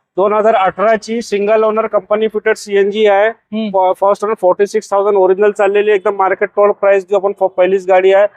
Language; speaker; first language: Marathi; non-native, local second language; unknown